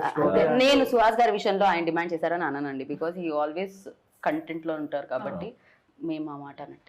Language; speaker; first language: Telugu; native; Telugu